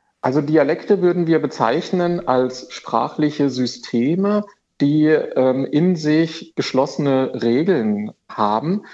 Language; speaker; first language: German; native; German